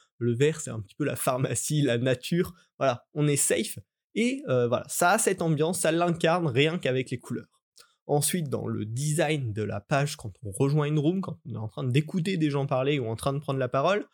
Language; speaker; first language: French; native; French